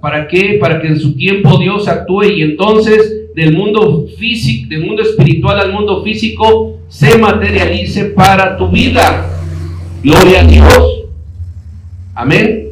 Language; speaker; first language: Spanish; native; Spanish